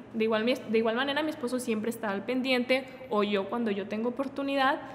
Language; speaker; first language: Spanish; native; Spanish